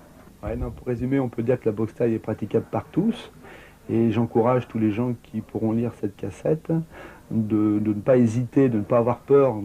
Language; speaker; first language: French; native; French